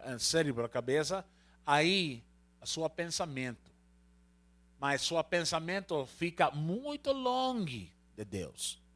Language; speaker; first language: Portuguese; non-native, learner; Spanish